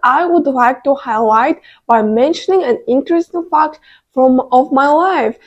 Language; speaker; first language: English; non-native, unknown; Kazakh